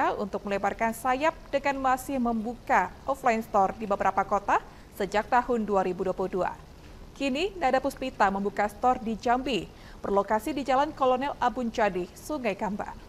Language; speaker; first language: Indonesian; native; Indonesian